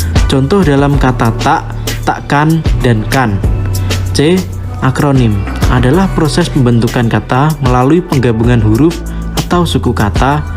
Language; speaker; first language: Indonesian; native; Indonesian